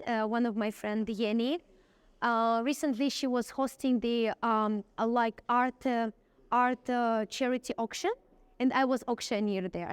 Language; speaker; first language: English; non-native, fluent; Russian